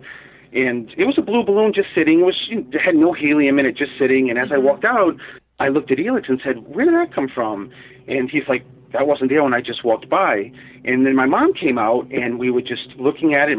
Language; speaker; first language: English; native; English